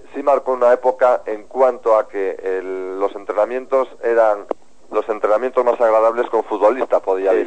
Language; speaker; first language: Spanish; native; Spanish